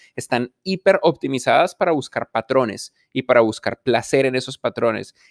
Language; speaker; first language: Spanish; native; Spanish